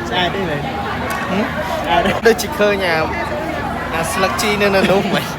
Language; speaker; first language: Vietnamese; non-native, learner; Khmer